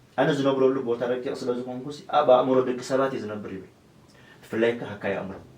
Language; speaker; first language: Tigrinya; non-native, local second language; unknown